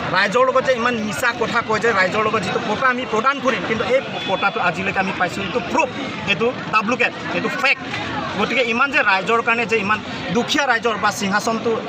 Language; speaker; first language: Assamese; non-native, local second language; Karbi